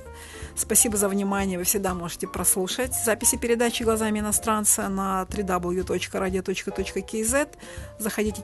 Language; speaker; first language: Russian; native; Russian